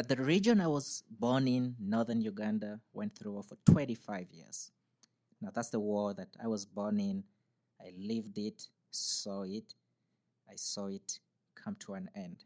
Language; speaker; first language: English; non-native, local second language; Acoli